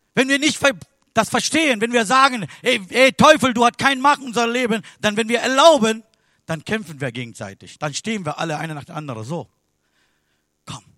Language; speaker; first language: German; non-native, learner; Sinhala